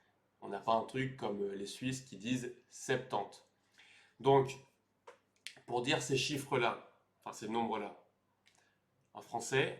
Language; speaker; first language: French; native; French